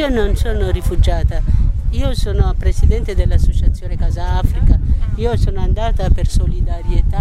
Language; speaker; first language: Italian; non-native, learner; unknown